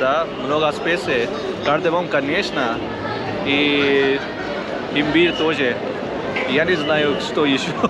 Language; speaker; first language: Russian; non-native, learner; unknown